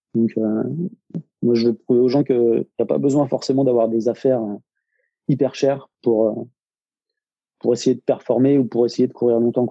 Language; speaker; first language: French; native; French